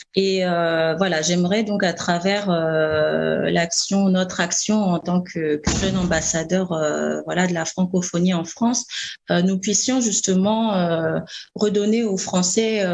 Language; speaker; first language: French; non-native, local second language; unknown